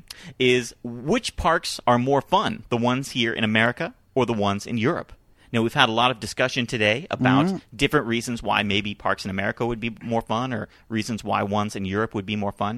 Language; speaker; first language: English; native; English